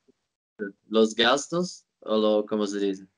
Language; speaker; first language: Spanish; non-native, learner; Swedish